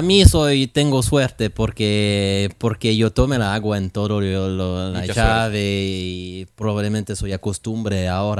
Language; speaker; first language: Spanish; non-native, learner; French